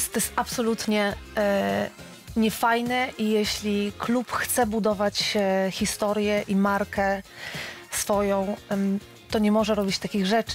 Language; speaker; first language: Polish; native; Polish